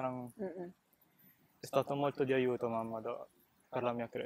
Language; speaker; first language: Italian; early bilingual, other home language; Filipino